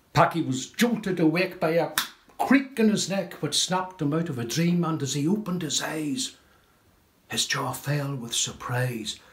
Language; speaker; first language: English; native; English